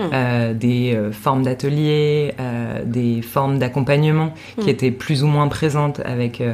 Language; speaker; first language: French; native; French